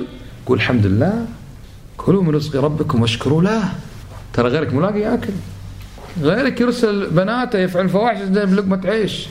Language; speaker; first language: Arabic; native; Arabic